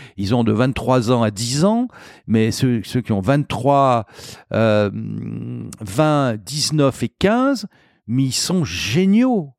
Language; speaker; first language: French; native; French